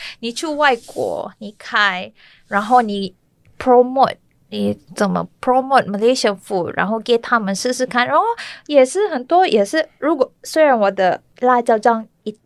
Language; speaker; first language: Chinese; non-native, learner; Malay